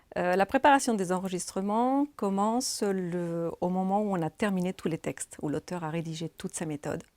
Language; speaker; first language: French; native; French